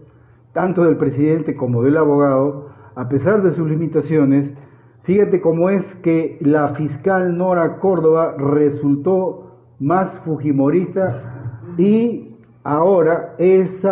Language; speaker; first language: Spanish; native; Spanish